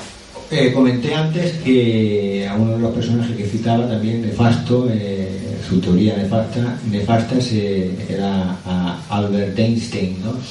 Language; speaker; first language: Spanish; native; Spanish